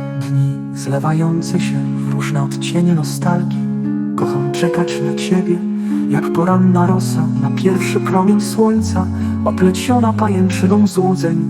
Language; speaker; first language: Polish; native; Polish